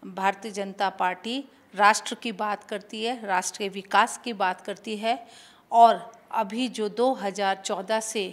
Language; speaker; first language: Hindi; native; Hindi